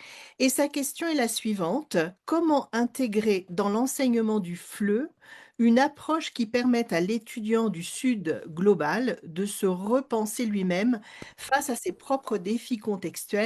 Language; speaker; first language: French; non-native, fluent; Spanish